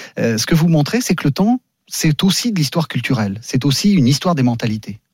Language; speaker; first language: French; native; French